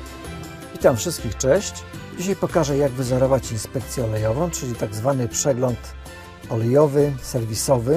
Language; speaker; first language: Polish; native; Polish